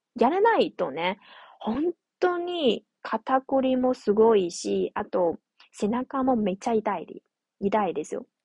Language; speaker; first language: Japanese; non-native, fluent; Chinese